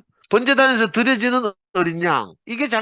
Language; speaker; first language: Korean; native; Korean